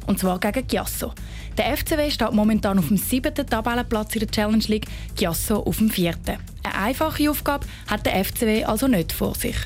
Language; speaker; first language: German; native; German